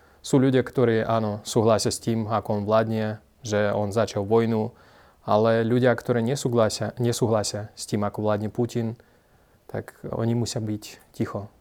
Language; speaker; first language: Slovak; non-native, fluent; Russian